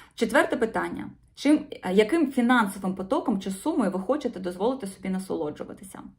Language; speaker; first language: Ukrainian; non-native, local second language; Russian